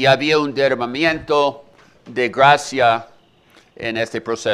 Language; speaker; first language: Spanish; native; Spanish